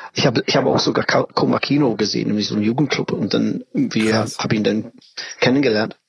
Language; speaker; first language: German; non-native, fluent; English